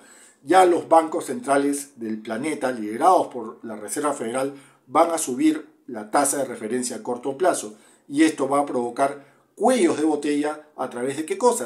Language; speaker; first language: Spanish; native; Spanish